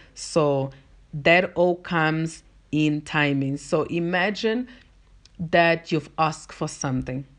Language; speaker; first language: English; non-native, fluent; Portuguese